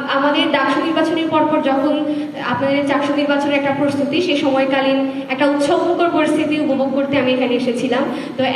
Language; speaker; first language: Bangla; non-native, local second language; Chakma